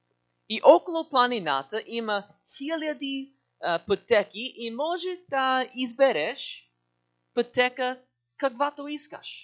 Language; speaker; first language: Bulgarian; non-native, learner; English